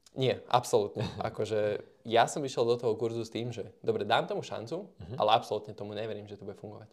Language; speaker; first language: Slovak; native; Slovak